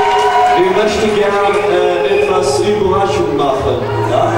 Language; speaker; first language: German; non-native, learner; Swedish